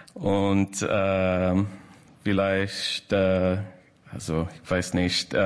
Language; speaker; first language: German; non-native, fluent; English